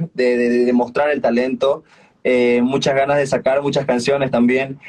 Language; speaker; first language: Spanish; native; Spanish